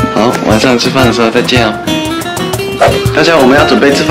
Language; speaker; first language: Chinese; early bilingual, heritage; Chinese